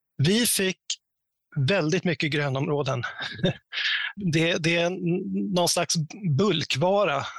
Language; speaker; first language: Swedish; native; Swedish